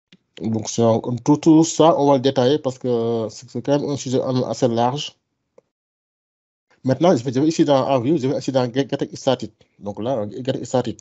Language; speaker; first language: French; non-native, local second language; Wolof